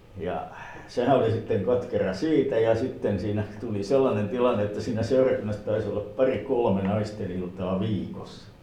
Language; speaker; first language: Finnish; native; Finnish